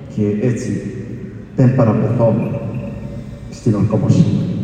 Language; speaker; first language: Greek; non-native, fluent; Spanish